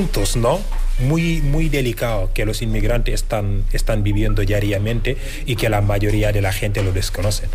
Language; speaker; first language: Spanish; non-native, fluent; Wolof